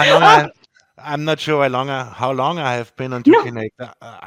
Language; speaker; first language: English; non-native, fluent; German